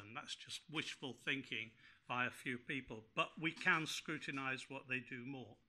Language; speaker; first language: English; native; English